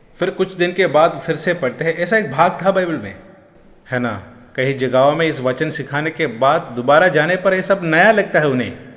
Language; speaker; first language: Hindi; non-native, local second language; Malayalam